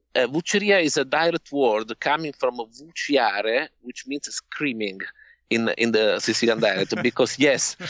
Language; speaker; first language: English; non-native, fluent; Italian